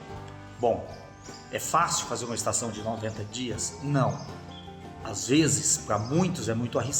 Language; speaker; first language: Portuguese; native; Portuguese